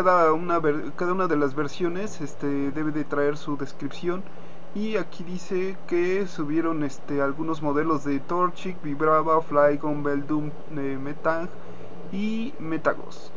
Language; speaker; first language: Spanish; native; Spanish